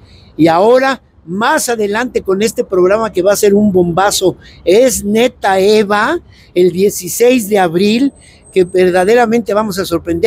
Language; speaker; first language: Spanish; native; Spanish